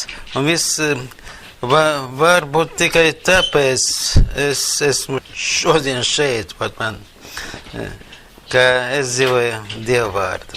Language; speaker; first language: Latvian; non-native, local second language; Russian